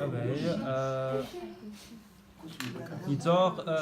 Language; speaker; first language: French; non-native, learner; Arabic